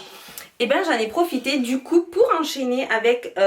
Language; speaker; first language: French; native; French